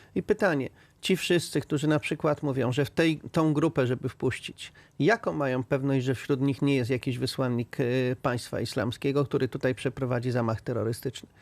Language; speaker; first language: Polish; native; Polish